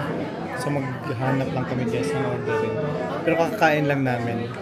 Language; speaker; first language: Filipino; native; Filipino